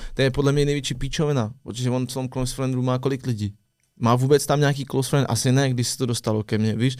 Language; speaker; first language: Czech; non-native, fluent; French